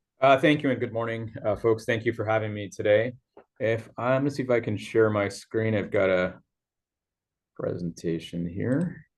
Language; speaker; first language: English; native; English